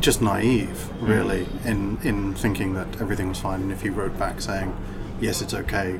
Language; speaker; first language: English; native; English